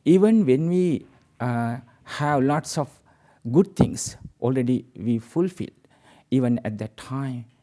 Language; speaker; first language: English; non-native, local second language; Sinhala